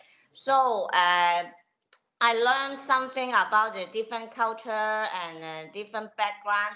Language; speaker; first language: English; non-native, local second language; Cantonese